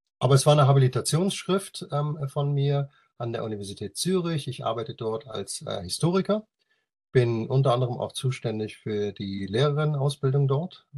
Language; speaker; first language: German; native; German